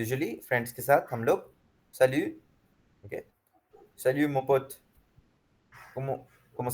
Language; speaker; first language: French; non-native, fluent; Hindi